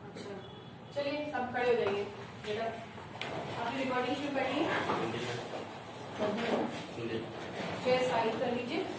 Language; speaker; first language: Hindi; native; Hindi